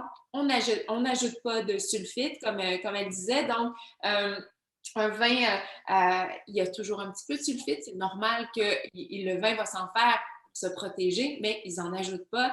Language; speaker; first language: French; native; French